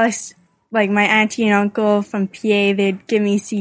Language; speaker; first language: English; native; English